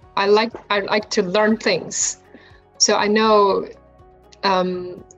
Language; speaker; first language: English; non-native, fluent; Chinese